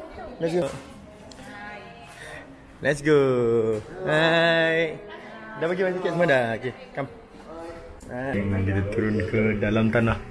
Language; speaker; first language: Malay; native; Malay